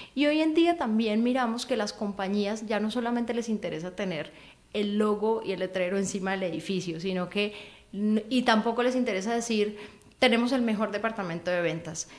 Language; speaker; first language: Spanish; native; Spanish